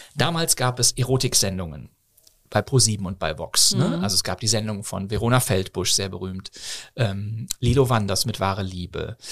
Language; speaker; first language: German; native; German